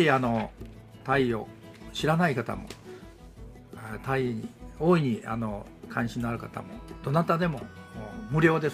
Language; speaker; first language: Japanese; native; Japanese